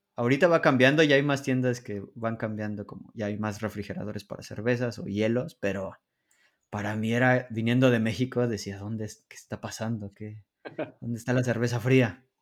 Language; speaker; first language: Spanish; native; Spanish